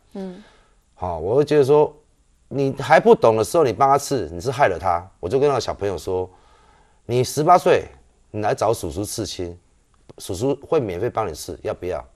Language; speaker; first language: Chinese; native; Chinese